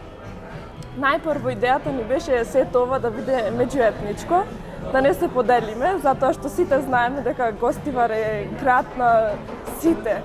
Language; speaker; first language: Macedonian; non-native, local second language; Albanian